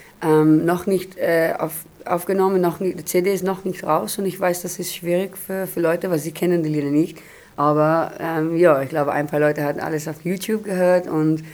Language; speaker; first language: German; non-native, learner; Hebrew